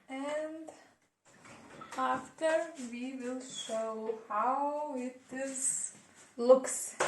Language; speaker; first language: English; non-native, learner; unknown